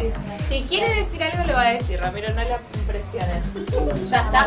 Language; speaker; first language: Spanish; native; Spanish